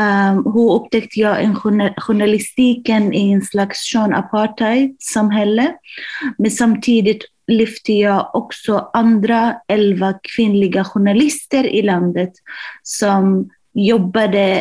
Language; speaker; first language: Swedish; non-native, fluent; Arabic